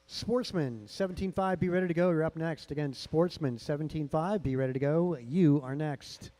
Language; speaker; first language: English; native; English